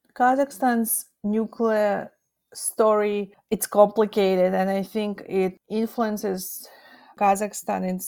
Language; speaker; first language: English; non-native, fluent; Russian